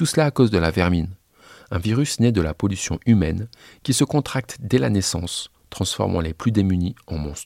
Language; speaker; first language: French; native; French